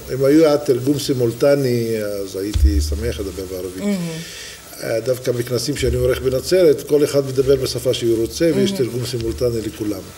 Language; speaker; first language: Hebrew; non-native, local second language; Arabic